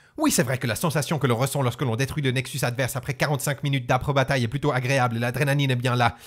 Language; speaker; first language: French; native; French